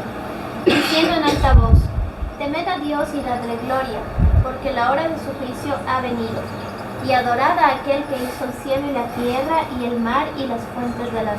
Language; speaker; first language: Spanish; native; Spanish